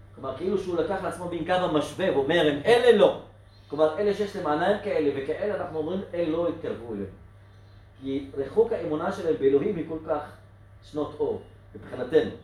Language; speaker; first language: Hebrew; non-native, local second language; Arabic